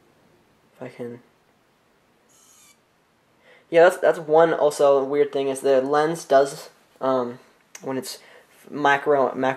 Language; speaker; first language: English; native; English